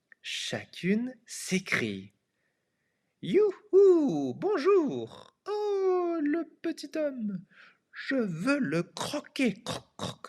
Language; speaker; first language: French; non-native, fluent; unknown